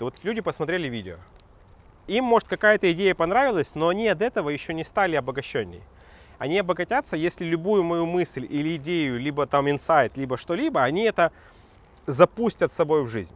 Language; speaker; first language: Russian; native; Russian